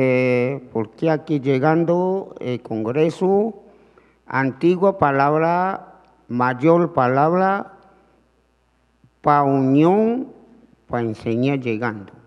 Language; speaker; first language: Spanish; non-native, learner; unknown